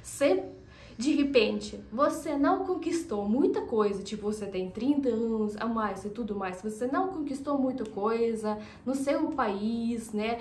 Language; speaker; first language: Portuguese; non-native, fluent; Russian